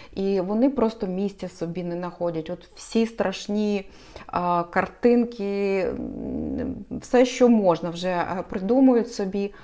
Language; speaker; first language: Ukrainian; non-native, local second language; Russian